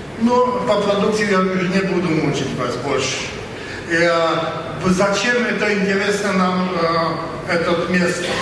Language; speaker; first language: Russian; non-native, learner; Polish